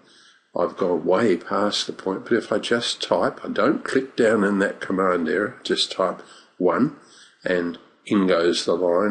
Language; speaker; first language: English; native; English